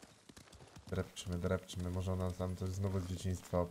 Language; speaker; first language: Polish; native; Polish